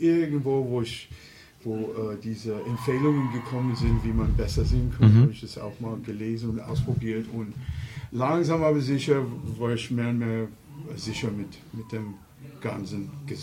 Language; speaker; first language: German; non-native, fluent; English